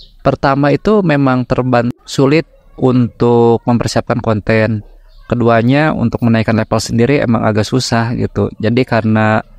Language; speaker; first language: Indonesian; native; Indonesian